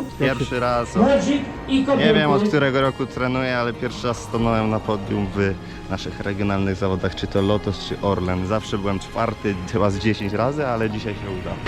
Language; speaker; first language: Polish; native; Polish